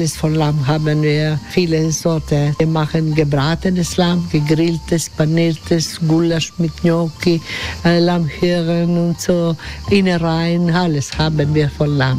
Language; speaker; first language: German; non-native, learner; Croatian